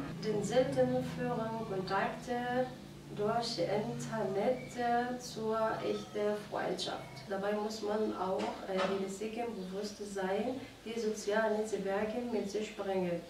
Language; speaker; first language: German; non-native, fluent; Arabic